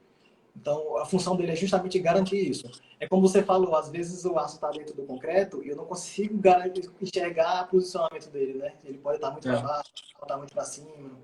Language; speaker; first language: Portuguese; native; Portuguese